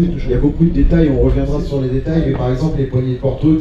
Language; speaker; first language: French; native; French